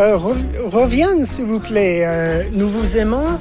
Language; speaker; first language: French; non-native, fluent; English